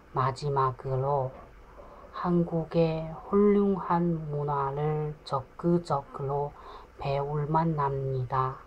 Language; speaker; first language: Korean; non-native, fluent; Chinese